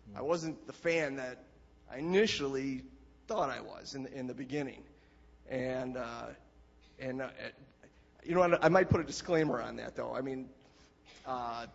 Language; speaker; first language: English; native; English